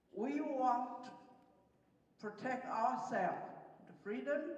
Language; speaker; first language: English; non-native, fluent; Chinese